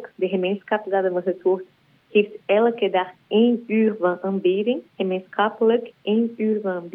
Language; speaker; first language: Dutch; non-native, learner; Portuguese